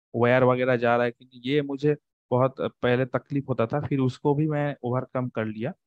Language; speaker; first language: Hindi; non-native, local second language; Bangla